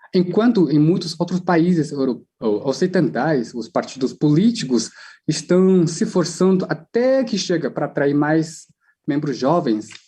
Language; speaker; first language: Portuguese; non-native, fluent; Chinese